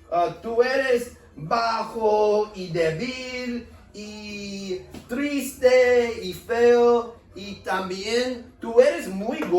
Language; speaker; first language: Spanish; non-native, learner; English